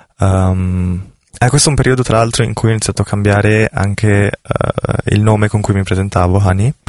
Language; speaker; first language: Italian; native; Italian